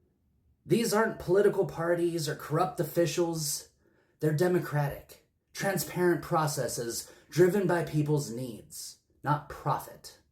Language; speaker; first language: English; native; English